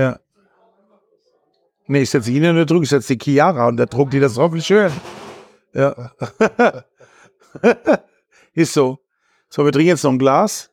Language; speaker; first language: German; native; German